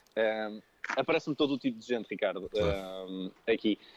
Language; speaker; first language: Portuguese; early bilingual, other home language; French